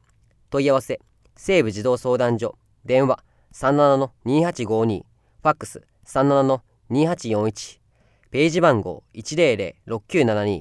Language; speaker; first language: Japanese; native; Japanese